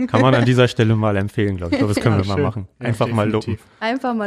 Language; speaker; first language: German; native; German